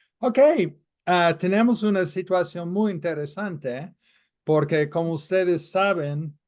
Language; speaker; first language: Spanish; non-native, fluent; English